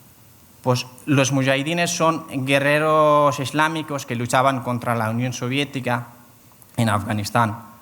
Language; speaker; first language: Spanish; non-native, fluent; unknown